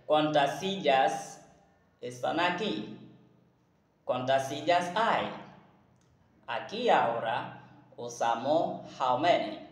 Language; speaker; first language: Spanish; non-native, learner; Haitian Creole